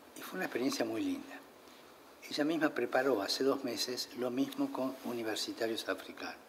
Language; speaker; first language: Spanish; native; Spanish